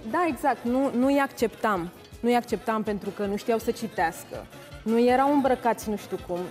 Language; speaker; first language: Romanian; native; Romanian